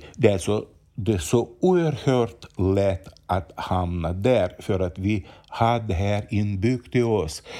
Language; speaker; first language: Swedish; non-native, fluent; Ukrainian